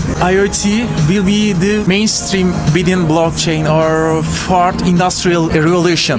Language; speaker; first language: English; non-native, learner; Turkish